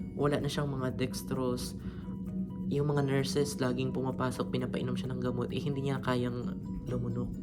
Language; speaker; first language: Filipino; non-native, local second language; Cebuano